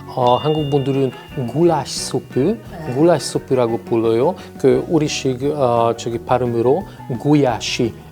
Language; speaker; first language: Korean; non-native, fluent; Hungarian